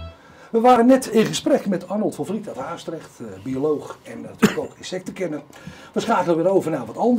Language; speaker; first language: Dutch; native; Dutch